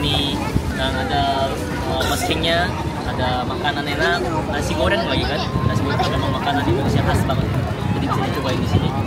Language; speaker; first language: Indonesian; non-native, fluent; Korean